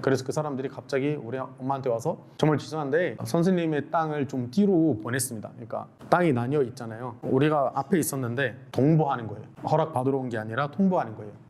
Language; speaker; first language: Korean; non-native, fluent; Arabic